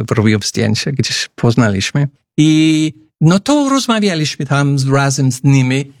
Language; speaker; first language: Polish; non-native, fluent; English